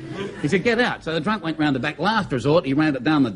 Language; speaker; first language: English; native; English